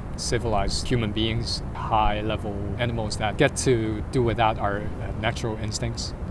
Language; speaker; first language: English; non-native, fluent; Chinese